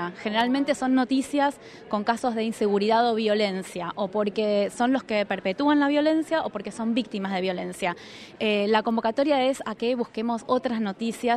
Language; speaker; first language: Spanish; native; Spanish